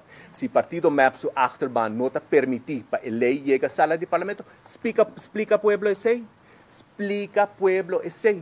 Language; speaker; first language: Spanish; non-native, learner; Papiamento